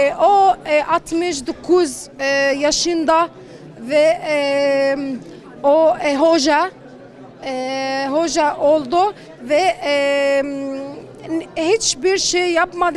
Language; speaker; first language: Turkish; non-native, learner; Arabic